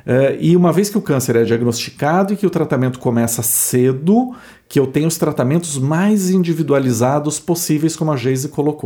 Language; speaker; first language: Portuguese; native; Portuguese